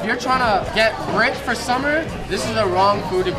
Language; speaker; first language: English; native; English